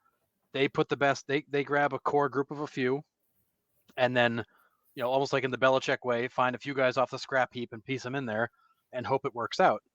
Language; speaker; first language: English; native; English